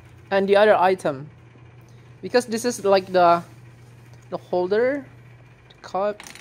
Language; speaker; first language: English; non-native, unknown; Indonesian